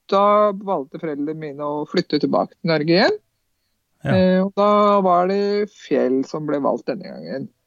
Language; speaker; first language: Norwegian; early bilingual, other home language; Punjabi